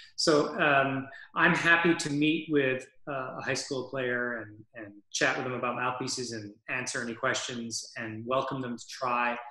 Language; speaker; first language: English; native; English